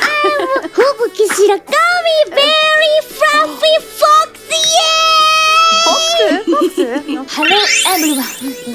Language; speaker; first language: English; non-native, learner; Japanese